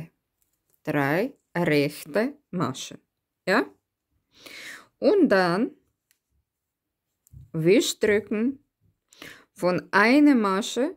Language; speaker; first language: German; non-native, learner; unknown